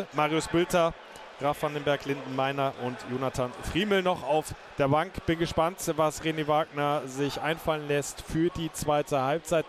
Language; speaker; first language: German; native; German